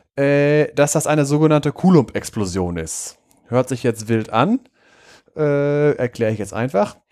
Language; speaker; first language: German; native; German